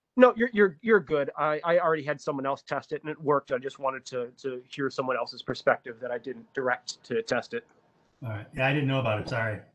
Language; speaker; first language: English; native; English